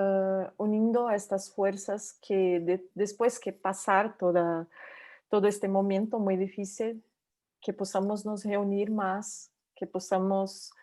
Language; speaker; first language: Spanish; non-native, learner; Portuguese